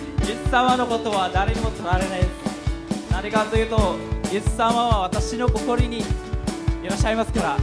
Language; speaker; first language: Japanese; non-native, learner; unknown